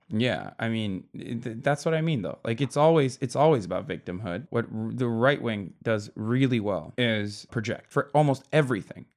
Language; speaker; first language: English; native; English